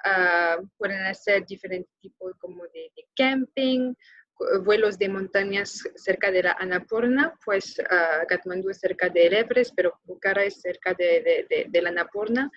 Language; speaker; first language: Spanish; non-native, fluent; French